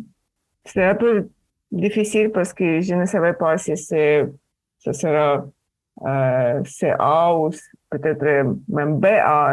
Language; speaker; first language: French; non-native, learner; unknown